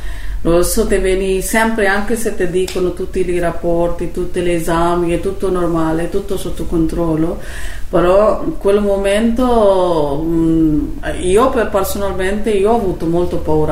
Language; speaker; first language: Italian; non-native, learner; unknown